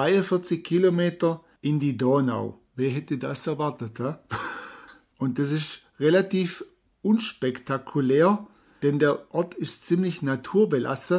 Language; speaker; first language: German; native; German